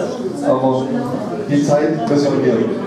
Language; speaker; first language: German; native; German